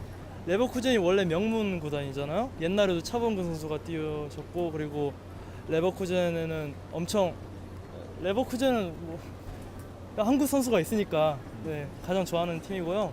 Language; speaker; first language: Korean; early bilingual, heritage; Korean